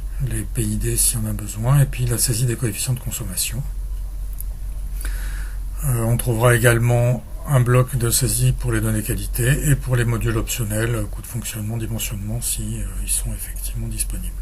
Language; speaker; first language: French; native; French